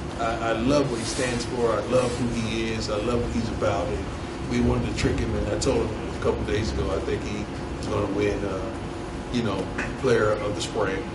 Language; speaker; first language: English; native; English